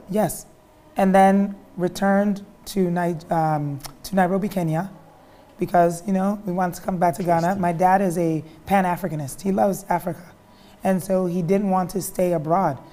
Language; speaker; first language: English; early bilingual, other home language; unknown